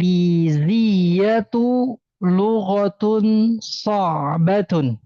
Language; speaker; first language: Arabic; non-native, fluent; Indonesian